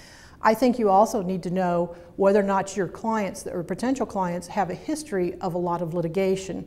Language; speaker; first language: English; native; English